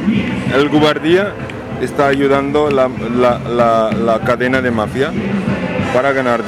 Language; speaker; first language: Spanish; non-native, learner; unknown